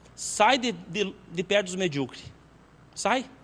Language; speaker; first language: Portuguese; native; Portuguese